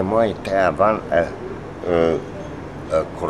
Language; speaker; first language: French; non-native, learner; Russian